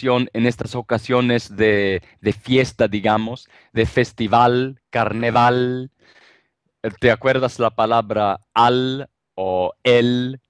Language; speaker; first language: Spanish; non-native, fluent; Italian